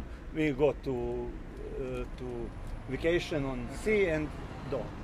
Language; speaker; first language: English; non-native, learner; Serbian